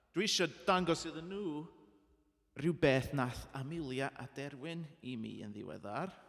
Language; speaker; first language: Welsh; non-native, local second language; English